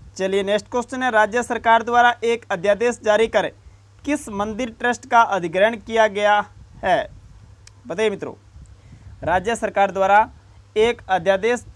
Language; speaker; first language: Hindi; native; Hindi